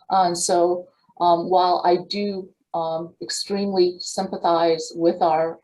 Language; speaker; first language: English; native; English